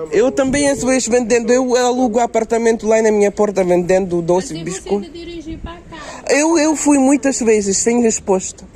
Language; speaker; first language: Portuguese; non-native, learner; Ukrainian